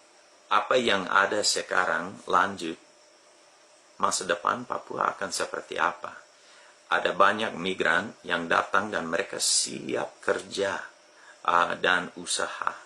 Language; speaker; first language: Indonesian; non-native, fluent; English